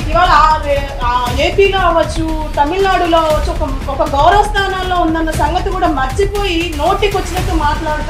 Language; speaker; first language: Telugu; native; Telugu